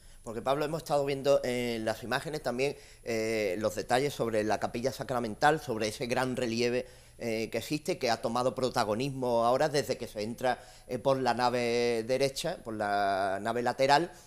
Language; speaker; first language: Spanish; native; Spanish